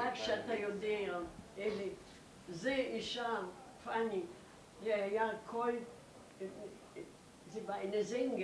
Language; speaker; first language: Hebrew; non-native, learner; German